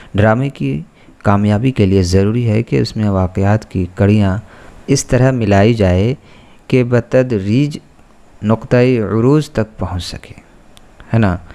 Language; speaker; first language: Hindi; native; Hindi